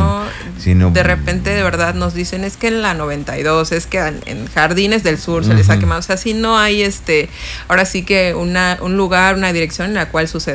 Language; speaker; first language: Spanish; native; Spanish